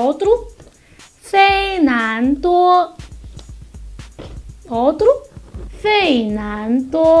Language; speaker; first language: Portuguese; non-native, learner; Chinese